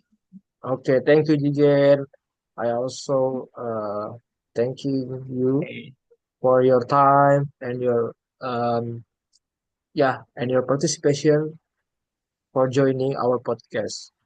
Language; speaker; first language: English; non-native, learner; Indonesian